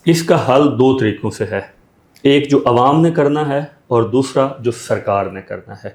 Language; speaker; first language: Urdu; native; Urdu